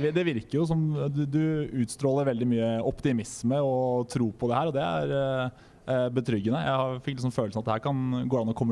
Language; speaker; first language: Norwegian; native; Norwegian